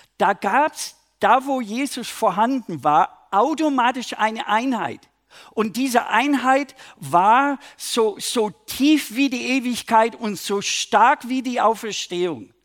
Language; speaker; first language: German; non-native, fluent; English